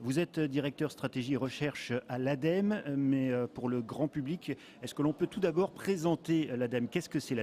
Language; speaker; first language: French; native; French